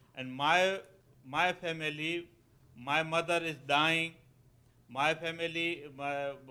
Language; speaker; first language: English; non-native, local second language; Kachhi